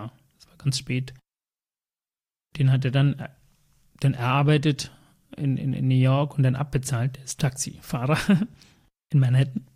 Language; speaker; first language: German; early bilingual, other home language; Tamil